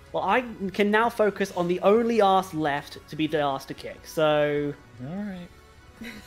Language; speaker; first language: English; native; English